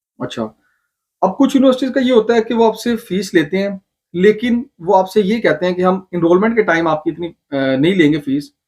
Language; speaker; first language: Urdu; non-native, local second language; Punjabi